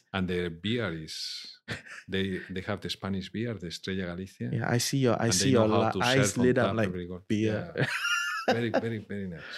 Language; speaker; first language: English; non-native, fluent; Spanish